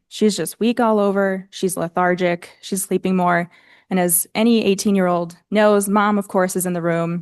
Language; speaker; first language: English; native; English